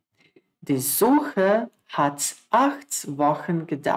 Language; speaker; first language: German; non-native, fluent; Croatian